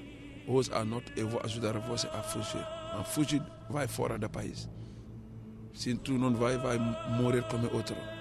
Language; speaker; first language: Portuguese; non-native, learner; Arabic